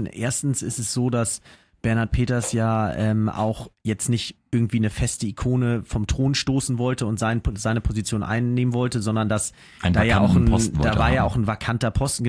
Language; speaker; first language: German; native; German